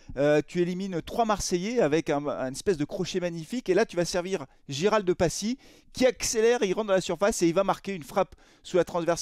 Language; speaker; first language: French; native; French